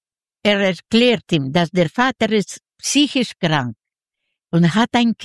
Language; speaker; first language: German; non-native, learner; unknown